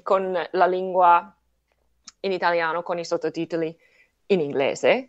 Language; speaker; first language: Italian; non-native, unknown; English